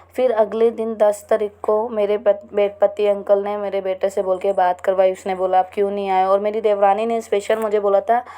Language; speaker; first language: Hindi; native; Hindi